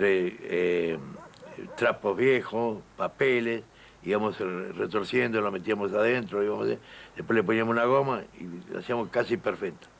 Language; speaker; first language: Spanish; native; Spanish